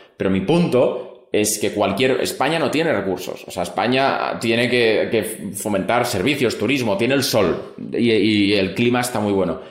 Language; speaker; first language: Spanish; non-native, local second language; Catalan